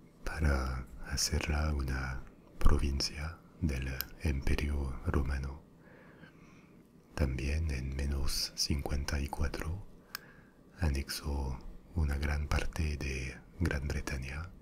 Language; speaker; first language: Spanish; non-native, fluent; French